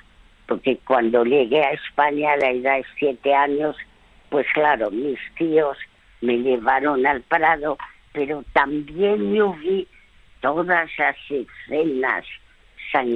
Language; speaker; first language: Spanish; early bilingual, other home language; French